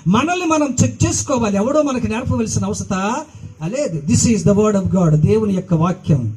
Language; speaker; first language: Telugu; non-native, local second language; Koya